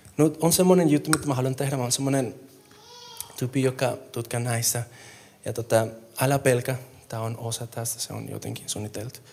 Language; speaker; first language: Finnish; non-native, fluent; Spanish